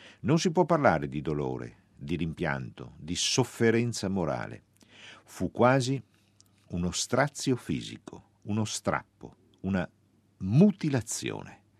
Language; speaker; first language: Italian; native; Italian